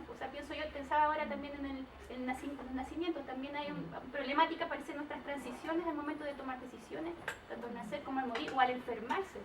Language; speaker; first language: Spanish; native; Spanish